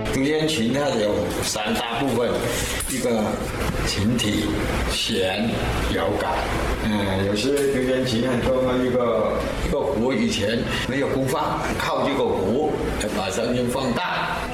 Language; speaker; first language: Chinese; native; Chinese